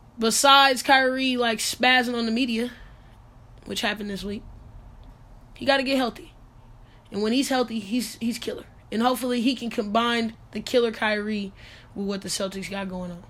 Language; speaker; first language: English; native; English